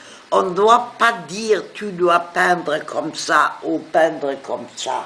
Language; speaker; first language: French; non-native, fluent; German